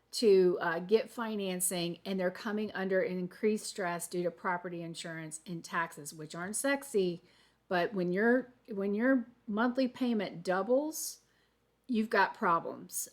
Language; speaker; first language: English; native; English